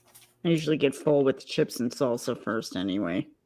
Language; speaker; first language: English; native; English